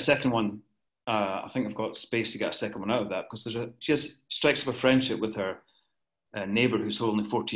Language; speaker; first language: English; native; English